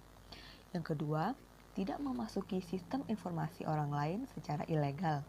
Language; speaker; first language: Indonesian; native; Indonesian